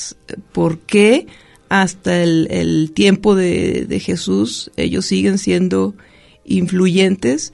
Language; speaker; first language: Spanish; native; Spanish